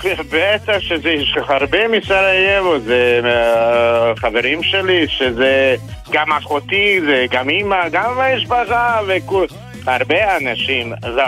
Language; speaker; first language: Hebrew; non-native, fluent; Bosnian